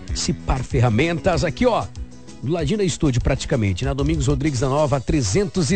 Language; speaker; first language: Portuguese; native; Portuguese